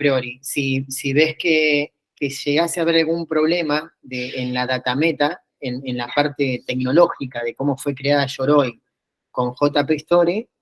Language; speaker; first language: Spanish; native; Spanish